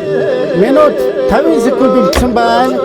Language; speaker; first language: Mongolian; native; Mongolian